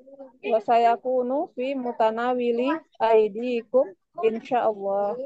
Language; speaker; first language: Arabic; non-native, learner; Indonesian